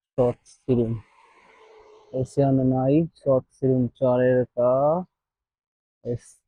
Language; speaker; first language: Armenian; non-native, learner; Hindi